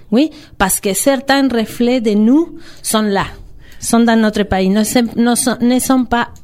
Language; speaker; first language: French; non-native, fluent; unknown